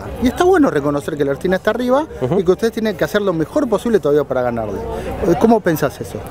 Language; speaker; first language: Spanish; native; Spanish